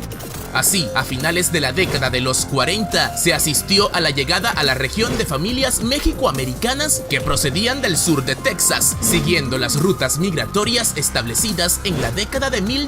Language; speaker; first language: Spanish; native; Spanish